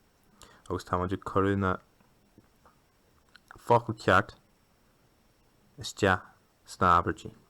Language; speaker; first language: Irish; non-native, local second language; English